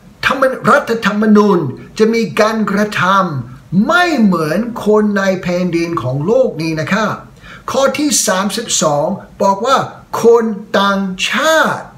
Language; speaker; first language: Thai; non-native, fluent; English